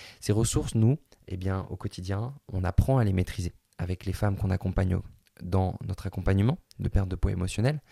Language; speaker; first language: French; native; French